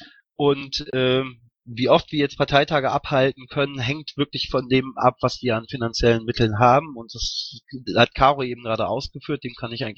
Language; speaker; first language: German; native; German